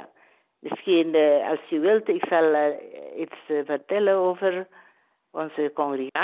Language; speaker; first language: Dutch; non-native, learner; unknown